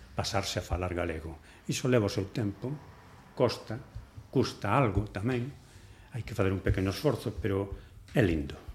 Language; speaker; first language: Galician; non-native, local second language; Spanish